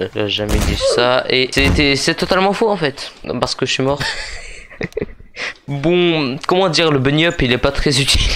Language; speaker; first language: French; native; French